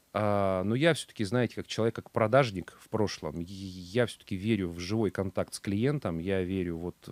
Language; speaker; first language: Russian; native; Russian